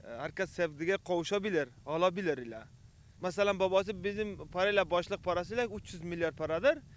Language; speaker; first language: Turkish; non-native, learner; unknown